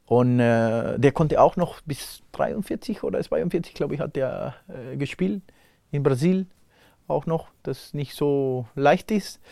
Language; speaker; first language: German; non-native, fluent; Spanish